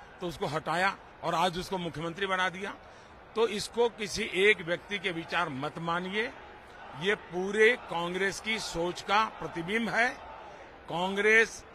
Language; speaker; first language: Hindi; non-native, local second language; Gujarati